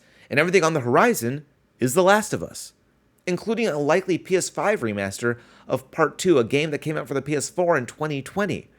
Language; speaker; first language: English; native; English